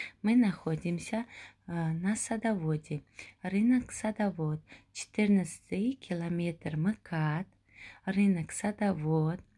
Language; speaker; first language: Russian; non-native, local second language; Tajik